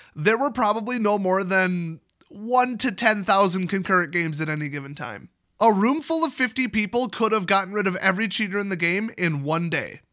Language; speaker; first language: English; native; English